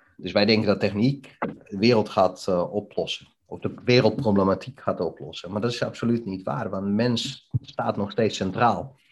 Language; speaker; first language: Dutch; early bilingual, other home language; Bosnian